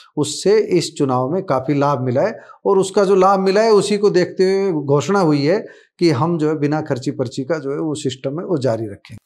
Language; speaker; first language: Hindi; native; Hindi